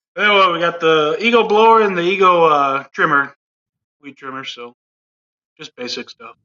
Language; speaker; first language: English; native; English